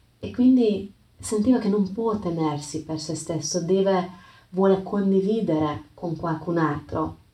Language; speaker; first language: Italian; non-native, fluent; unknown